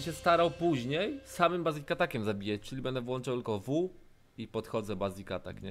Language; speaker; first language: Polish; native; Polish